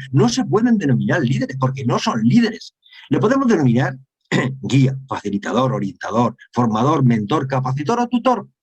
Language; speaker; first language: Spanish; native; Spanish